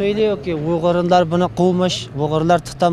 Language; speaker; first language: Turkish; non-native, learner; Uzbek